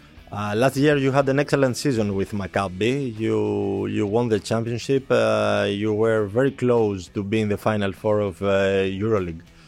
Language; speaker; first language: English; non-native, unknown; Greek